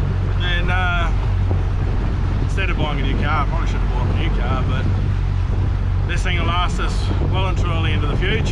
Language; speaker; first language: English; native; English